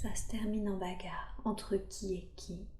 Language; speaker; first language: French; native; French